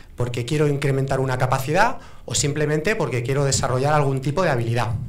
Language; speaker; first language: Spanish; native; Spanish